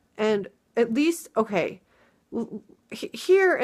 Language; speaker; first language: English; native; English